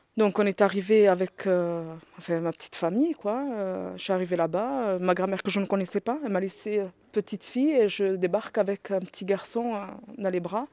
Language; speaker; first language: French; early bilingual, other home language; Riffian